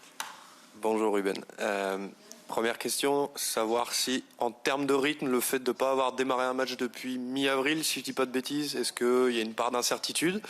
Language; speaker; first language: French; native; French